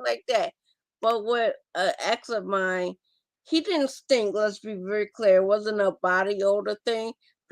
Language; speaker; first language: English; native; English